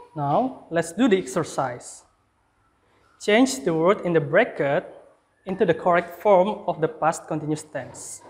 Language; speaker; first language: English; non-native, fluent; Indonesian